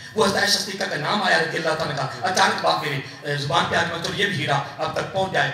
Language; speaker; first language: Urdu; non-native, local second language; Punjabi